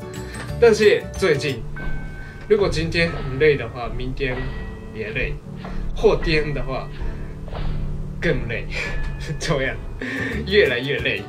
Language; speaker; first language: Chinese; non-native, fluent; Japanese